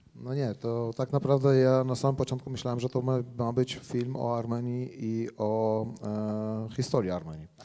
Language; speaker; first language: Polish; non-native, fluent; Armenian